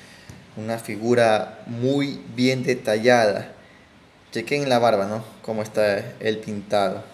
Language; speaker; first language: Spanish; native; Spanish